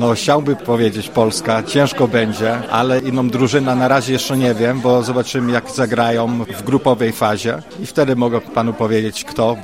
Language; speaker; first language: Polish; early bilingual, heritage; Polish